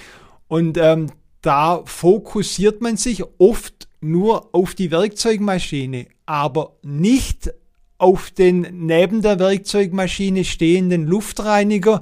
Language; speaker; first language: German; native; German